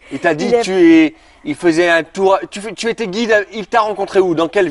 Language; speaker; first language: French; native; French